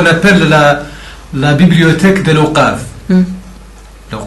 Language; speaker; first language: French; non-native, local second language; Arabic